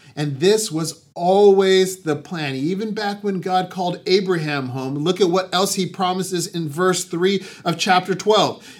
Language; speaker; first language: English; native; English